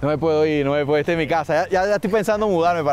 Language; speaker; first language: Spanish; native; Spanish